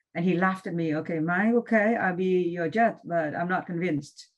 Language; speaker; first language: English; non-native, fluent; Vietnamese